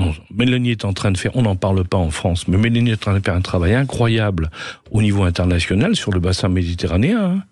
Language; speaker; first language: French; native; French